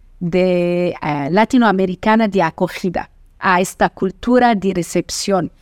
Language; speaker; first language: Spanish; non-native, fluent; Portuguese